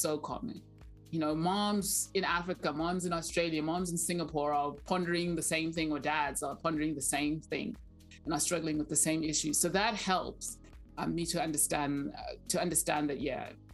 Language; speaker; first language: English; non-native, local second language; Shona